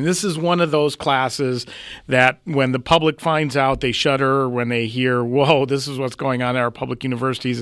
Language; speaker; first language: English; native; English